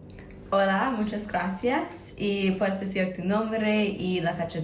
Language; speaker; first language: Spanish; non-native, fluent; English